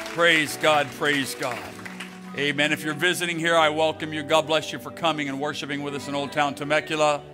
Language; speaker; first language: English; native; English